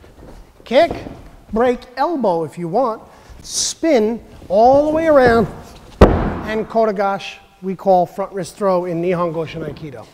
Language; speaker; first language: English; native; English